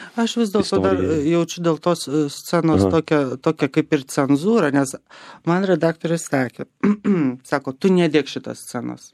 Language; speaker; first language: Lithuanian; native; Lithuanian